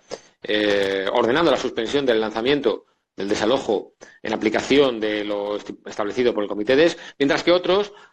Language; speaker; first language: Spanish; native; Spanish